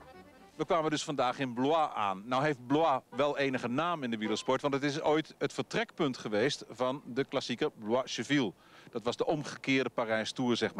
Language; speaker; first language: Dutch; native; Dutch